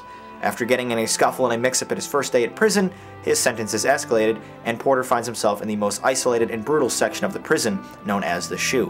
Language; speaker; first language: English; native; English